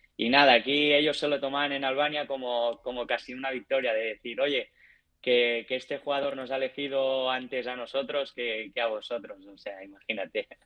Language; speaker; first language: Spanish; native; Spanish